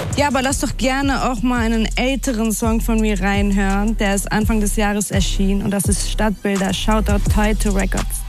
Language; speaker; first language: German; early bilingual, other home language; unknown